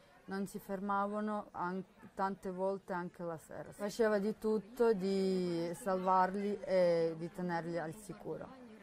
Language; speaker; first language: Italian; non-native, fluent; Ukrainian